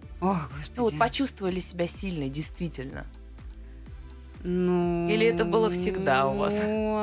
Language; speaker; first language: Russian; native; Russian